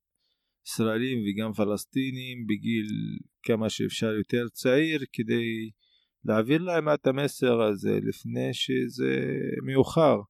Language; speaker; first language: Hebrew; non-native, local second language; Arabic